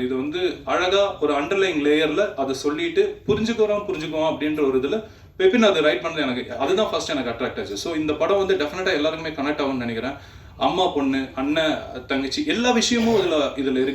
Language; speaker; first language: Tamil; native; Tamil